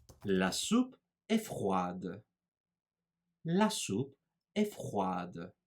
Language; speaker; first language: French; non-native, fluent; Turkish